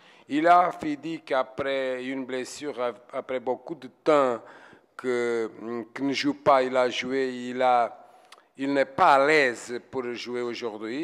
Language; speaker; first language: French; non-native, fluent; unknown